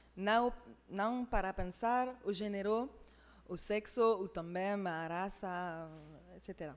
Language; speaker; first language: Portuguese; non-native, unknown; French